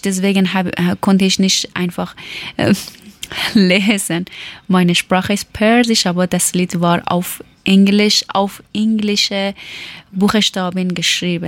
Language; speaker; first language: German; non-native, learner; Persian